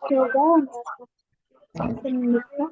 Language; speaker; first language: Korean; non-native, learner; Indonesian